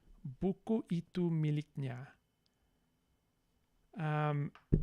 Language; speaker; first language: Indonesian; non-native, learner; English